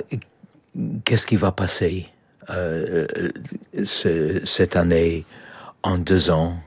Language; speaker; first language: French; non-native, learner; Polish